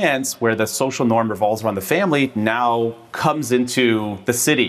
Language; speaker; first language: English; native; English